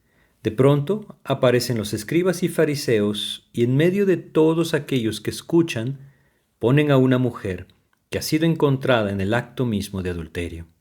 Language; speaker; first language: Spanish; native; Spanish